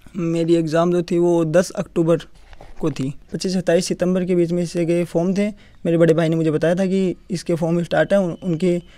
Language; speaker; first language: Hindi; native; Hindi